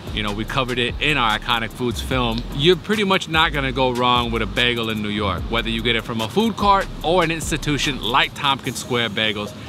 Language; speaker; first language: English; native; English